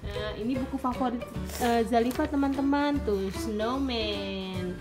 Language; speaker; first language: Indonesian; native; Indonesian